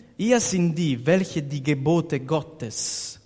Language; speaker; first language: German; non-native, learner; Italian